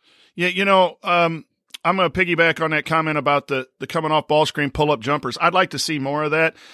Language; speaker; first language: English; native; English